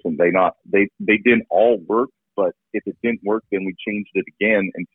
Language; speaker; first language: English; native; English